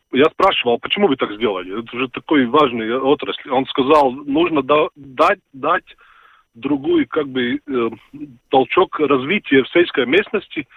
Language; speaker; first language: Russian; non-native, fluent; Latvian